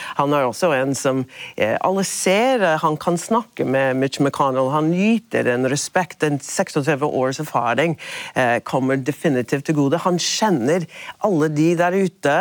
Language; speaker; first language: Norwegian; non-native, fluent; English